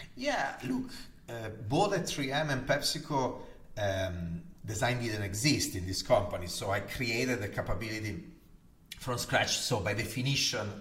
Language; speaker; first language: English; non-native, fluent; Italian